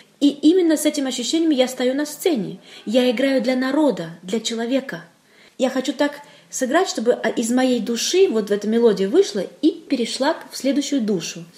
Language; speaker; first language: Russian; non-native, local second language; Romanian